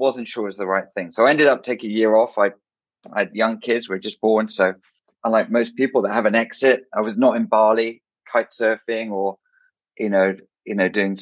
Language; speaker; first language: English; native; English